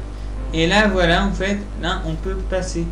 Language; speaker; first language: French; native; French